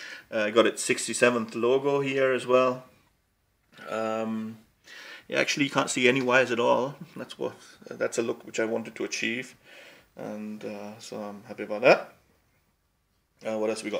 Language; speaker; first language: English; native; English